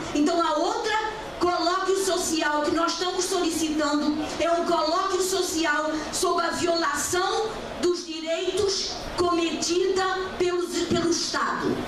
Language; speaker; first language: Portuguese; native; Portuguese